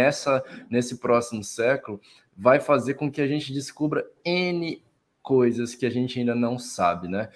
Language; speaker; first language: Portuguese; native; Portuguese